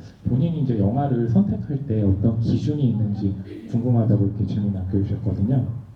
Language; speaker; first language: Korean; native; Korean